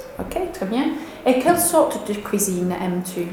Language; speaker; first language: French; non-native, fluent; English